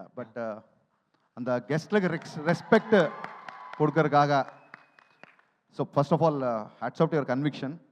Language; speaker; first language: Tamil; non-native, local second language; Telugu